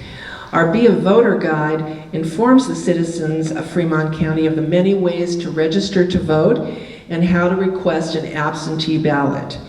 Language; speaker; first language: English; native; English